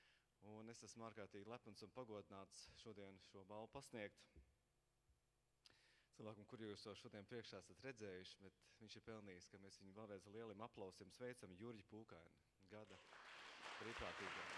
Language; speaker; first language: Latvian; native; Latvian